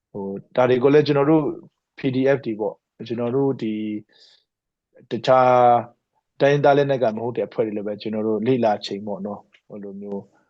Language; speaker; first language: Burmese; non-native, local second language; Hakha Chin